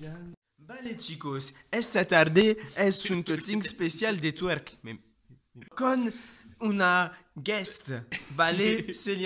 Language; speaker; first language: Spanish; non-native, learner; French